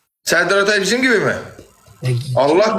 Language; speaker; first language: Turkish; native; Turkish